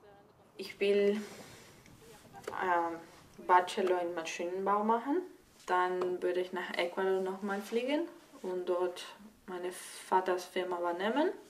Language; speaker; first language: German; early bilingual, heritage; Spanish